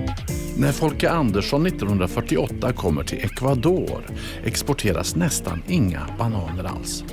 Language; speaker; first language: Swedish; native; Swedish